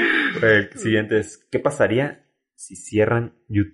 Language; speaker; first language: Spanish; native; Spanish